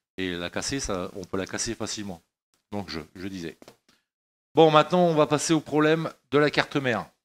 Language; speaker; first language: French; native; French